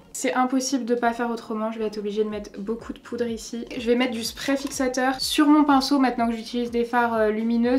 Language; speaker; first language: French; native; French